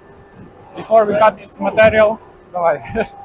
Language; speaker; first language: English; non-native, learner; Ukrainian